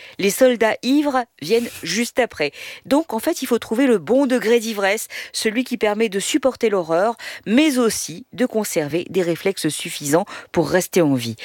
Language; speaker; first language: French; native; French